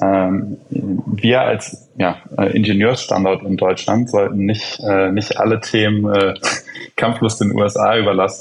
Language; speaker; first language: German; native; German